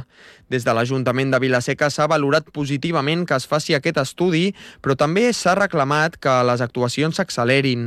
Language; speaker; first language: Catalan; native; Catalan